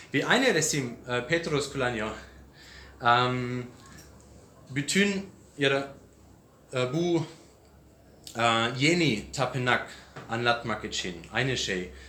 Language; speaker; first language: Turkish; non-native, learner; English